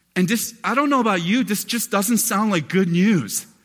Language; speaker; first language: English; native; English